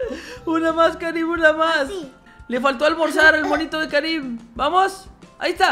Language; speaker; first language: Spanish; native; Spanish